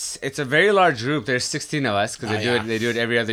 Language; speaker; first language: English; non-native, fluent; Persian